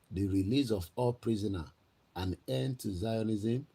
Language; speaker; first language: English; non-native, local second language; Yoruba